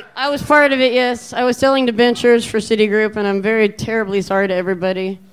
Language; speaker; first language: English; native; English